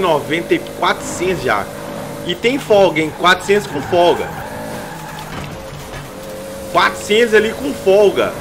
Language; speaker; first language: Portuguese; native; Portuguese